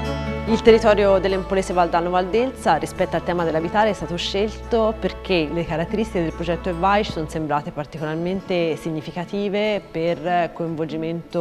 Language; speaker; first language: Italian; native; Italian